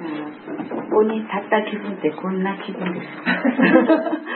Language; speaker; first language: Japanese; non-native, fluent; Korean